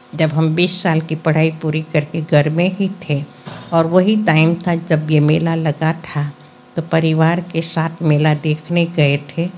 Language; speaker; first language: Hindi; non-native, local second language; Gujarati